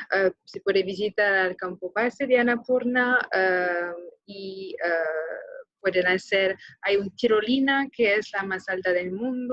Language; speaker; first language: Spanish; non-native, fluent; French